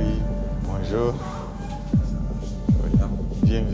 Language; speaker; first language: French; non-native, learner; Dutch